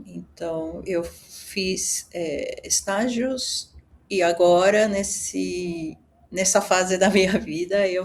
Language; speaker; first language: Portuguese; early bilingual, other home language; Japanese